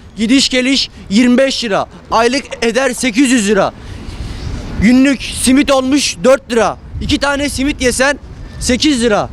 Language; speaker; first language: Turkish; native; Turkish